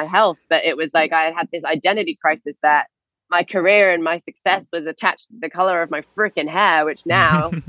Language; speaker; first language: English; native; English